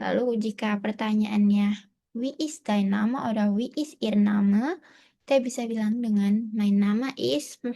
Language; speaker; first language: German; non-native, fluent; Indonesian